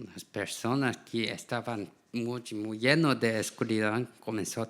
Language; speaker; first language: Spanish; non-native, learner; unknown